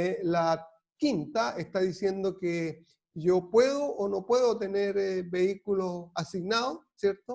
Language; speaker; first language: Spanish; native; Spanish